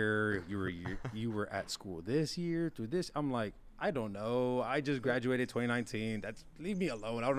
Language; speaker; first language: English; native; English